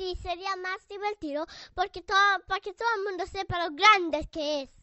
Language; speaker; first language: Spanish; early bilingual, heritage; Spanish